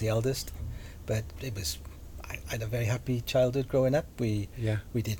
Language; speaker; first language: English; native; English